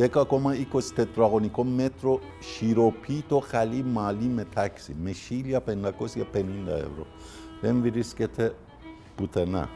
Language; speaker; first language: Greek; non-native, learner; Persian